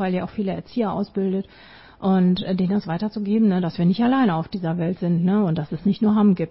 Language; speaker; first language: German; native; German